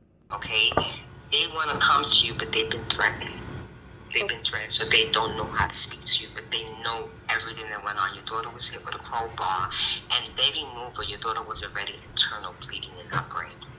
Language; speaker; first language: English; early bilingual, other home language; Spanish